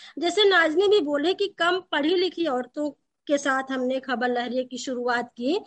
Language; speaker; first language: Hindi; native; Hindi